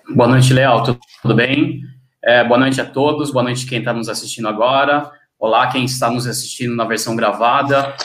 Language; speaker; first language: Portuguese; native; Portuguese